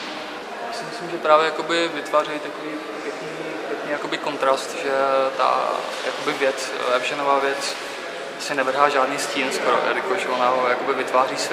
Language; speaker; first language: Czech; native; Czech